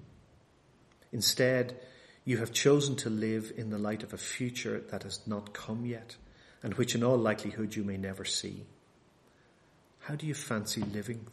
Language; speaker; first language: English; native; English